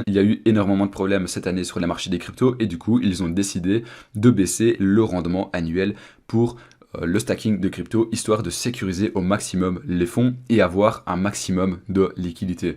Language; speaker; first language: French; native; French